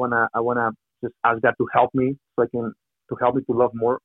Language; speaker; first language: English; non-native, fluent; Spanish